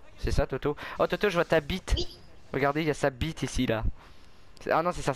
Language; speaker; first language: French; native; French